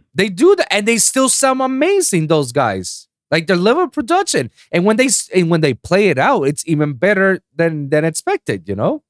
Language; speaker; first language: English; non-native, local second language; Spanish